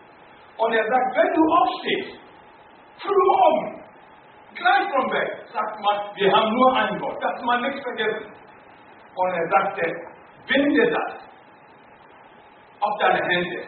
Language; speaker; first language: German; non-native, learner; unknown